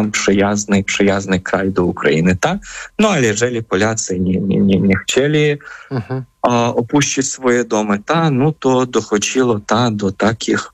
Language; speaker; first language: Polish; non-native, fluent; Ukrainian